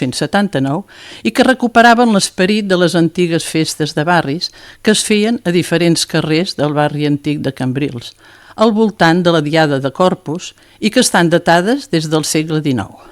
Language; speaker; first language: Catalan; native; Catalan